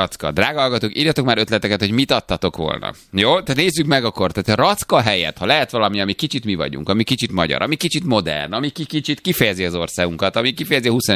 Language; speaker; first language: Hungarian; native; Hungarian